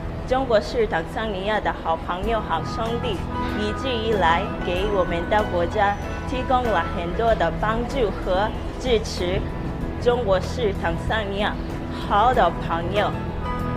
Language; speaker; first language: Chinese; non-native, fluent; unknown